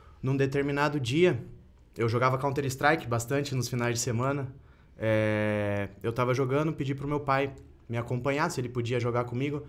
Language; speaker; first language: Portuguese; native; Portuguese